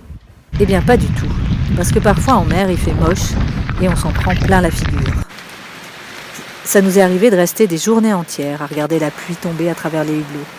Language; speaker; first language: French; native; French